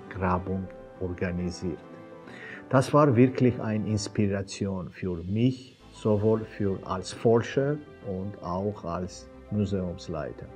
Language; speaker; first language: German; non-native, fluent; Georgian